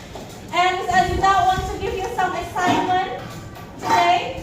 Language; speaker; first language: English; non-native, learner; Indonesian